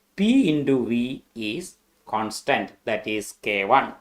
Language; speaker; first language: English; non-native, local second language; Malayalam